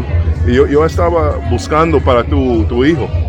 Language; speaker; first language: Spanish; non-native, learner; English